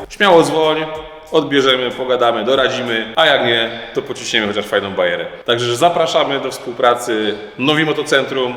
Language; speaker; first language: Polish; native; Polish